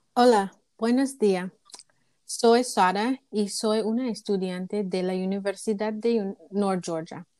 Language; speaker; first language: Spanish; non-native, learner; English